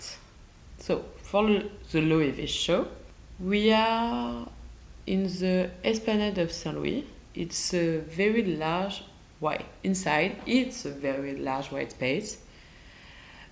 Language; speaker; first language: English; non-native, learner; French